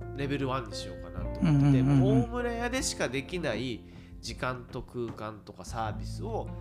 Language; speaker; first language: Japanese; native; Japanese